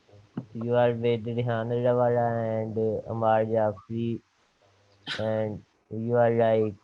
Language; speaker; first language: English; non-native, learner; Urdu